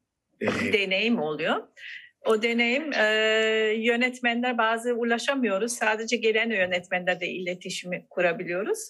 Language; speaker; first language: Turkish; non-native, fluent; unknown